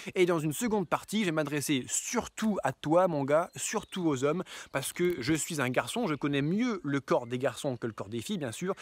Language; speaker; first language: French; native; French